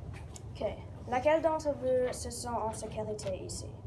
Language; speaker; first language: French; non-native, learner; English